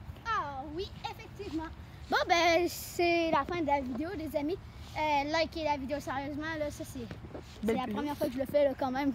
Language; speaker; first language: French; native; French